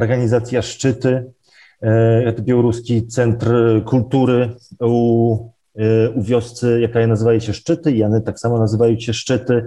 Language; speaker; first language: Belarusian; non-native, local second language; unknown